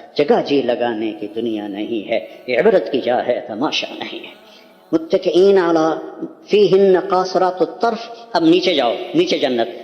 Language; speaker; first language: Urdu; non-native, local second language; Punjabi